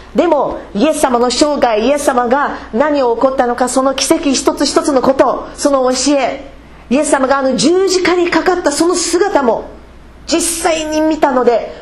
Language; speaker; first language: Japanese; non-native, fluent; English